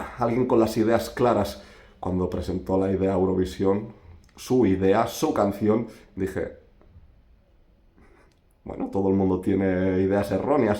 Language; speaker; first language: Spanish; native; Spanish